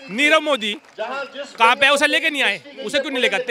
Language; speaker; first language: Hindi; native; Hindi